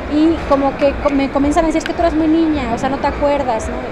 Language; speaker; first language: Spanish; native; Spanish